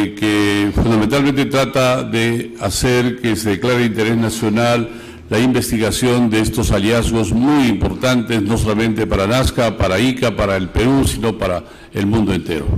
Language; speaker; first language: Spanish; native; Spanish